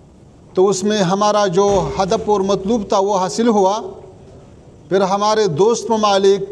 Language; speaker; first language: Hindi; non-native, fluent; Pashto